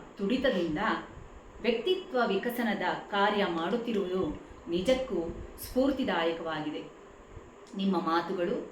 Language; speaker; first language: Kannada; native; Kannada